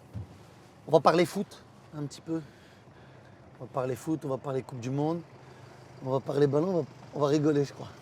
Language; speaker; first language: French; native; French